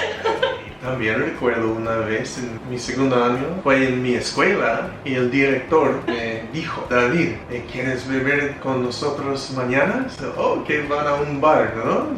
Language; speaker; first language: Spanish; non-native, fluent; English